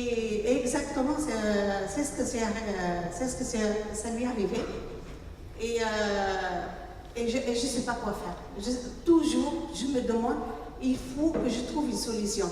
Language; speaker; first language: French; non-native, local second language; Arabic